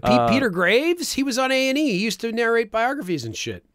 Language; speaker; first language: English; native; English